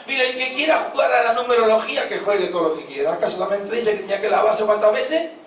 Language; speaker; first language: Spanish; native; Spanish